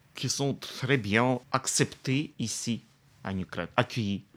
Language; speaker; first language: French; non-native, fluent; Ukrainian